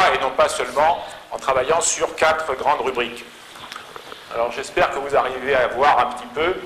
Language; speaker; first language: French; native; French